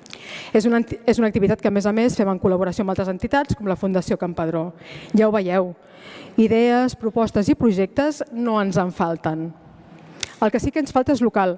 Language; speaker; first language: Catalan; native; Catalan